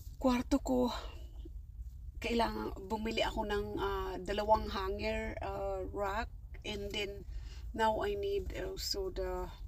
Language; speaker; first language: Filipino; non-native, local second language; Bikol